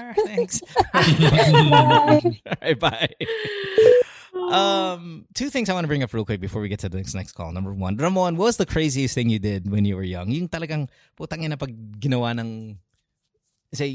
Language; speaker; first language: English; non-native, local second language; Filipino